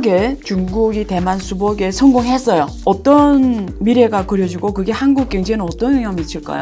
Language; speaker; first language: Korean; native; Korean